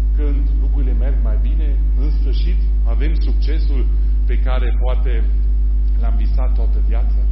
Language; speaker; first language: Romanian; non-native, fluent; German